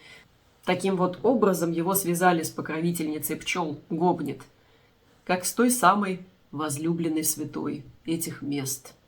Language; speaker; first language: Russian; native; Russian